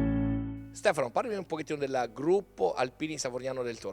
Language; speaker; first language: Italian; native; Italian